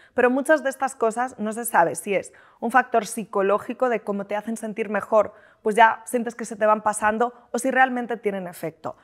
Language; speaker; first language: Spanish; native; Spanish